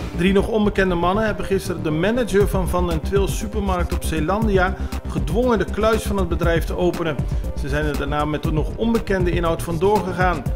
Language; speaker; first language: Dutch; non-native, local second language; Papiamento